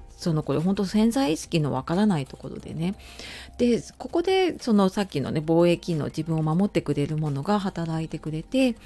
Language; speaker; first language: Japanese; native; Japanese